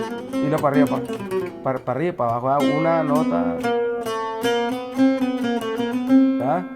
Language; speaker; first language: Spanish; native; Spanish